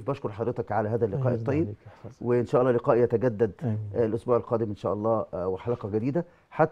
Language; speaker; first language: Arabic; native; Arabic